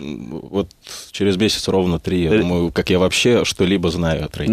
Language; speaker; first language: Russian; native; Russian